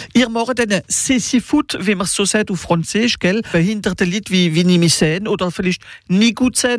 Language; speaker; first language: German; non-native, local second language; Swiss German